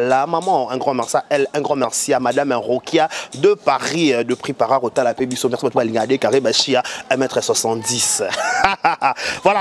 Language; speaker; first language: French; non-native, local second language; Lingala